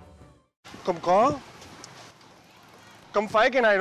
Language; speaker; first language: Vietnamese; non-native, learner; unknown